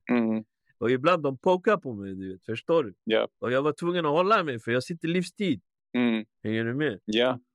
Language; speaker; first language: Swedish; early bilingual, other home language; Spanish